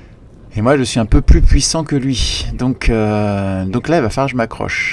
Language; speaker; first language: French; native; French